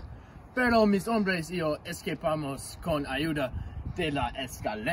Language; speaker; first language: Spanish; non-native, learner; English